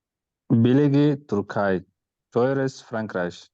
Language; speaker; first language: German; non-native, learner; Urdu